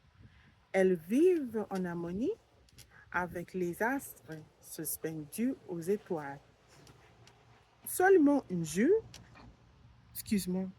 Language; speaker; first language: French; non-native, learner; English